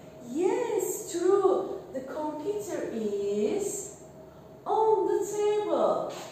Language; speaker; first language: English; non-native, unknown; Turkish